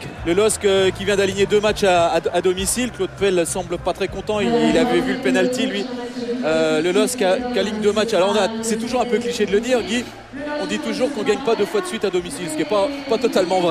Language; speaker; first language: French; native; French